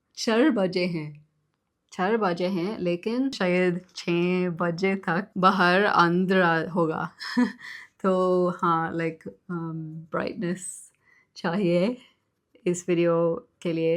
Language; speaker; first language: Hindi; non-native, learner; English